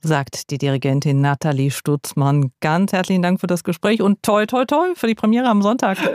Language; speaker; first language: German; native; German